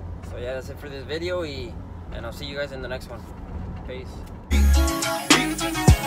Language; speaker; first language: English; early bilingual, other home language; Spanish